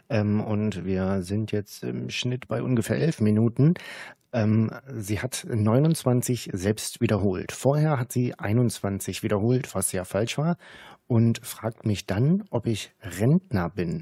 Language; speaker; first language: German; native; German